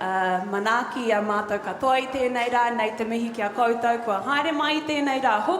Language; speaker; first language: Māori; non-native, local second language; English